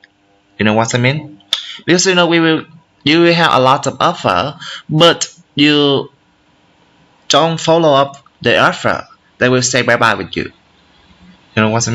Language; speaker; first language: English; non-native, learner; Vietnamese